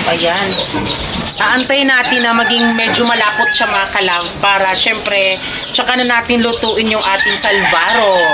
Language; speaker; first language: Filipino; non-native, local second language; Cebuano